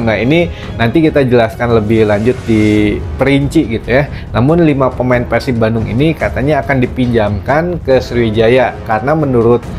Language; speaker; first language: Indonesian; native; Indonesian